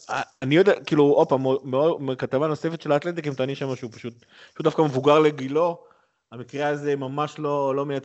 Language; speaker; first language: Hebrew; native; Hebrew